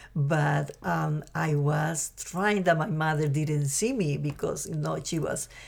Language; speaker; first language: English; non-native, fluent; Spanish